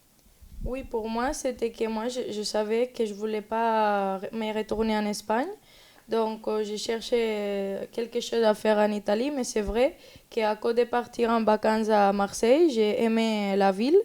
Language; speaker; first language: French; non-native, learner; Spanish